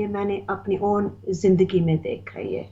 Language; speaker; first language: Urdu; early bilingual, heritage; Urdu